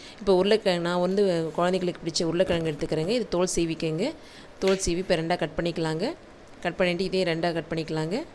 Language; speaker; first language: Tamil; native; Tamil